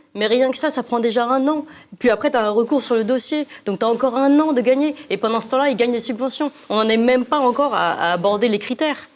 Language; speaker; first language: French; native; French